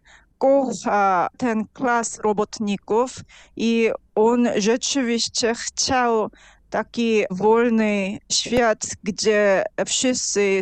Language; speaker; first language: Polish; non-native, fluent; Korean